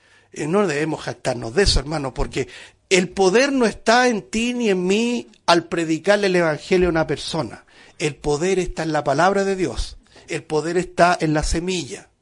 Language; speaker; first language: Spanish; native; Spanish